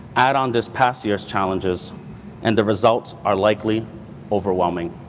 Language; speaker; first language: English; native; English